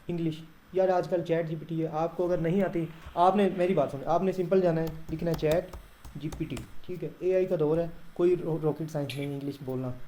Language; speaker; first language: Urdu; non-native, local second language; Punjabi